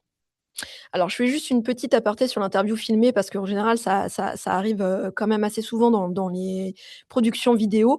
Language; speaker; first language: French; native; French